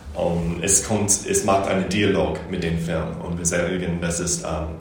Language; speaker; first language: German; non-native, learner; English